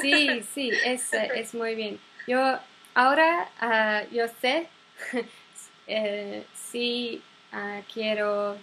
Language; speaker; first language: Spanish; non-native, learner; English